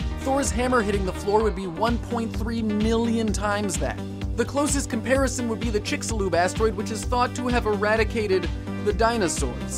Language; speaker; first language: English; native; English